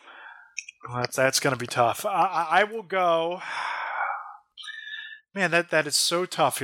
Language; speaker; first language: English; native; English